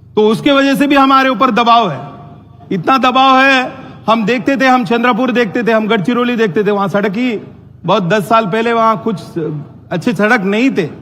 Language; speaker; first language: Hindi; non-native, local second language; Telugu